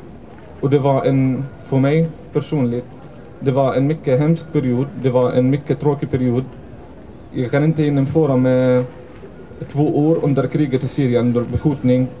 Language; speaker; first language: Swedish; non-native, fluent; Arabic